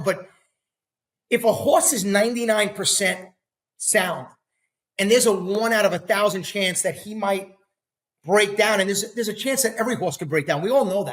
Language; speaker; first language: English; native; English